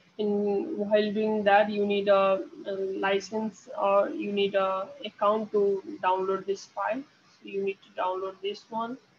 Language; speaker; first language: English; non-native, local second language; Nepali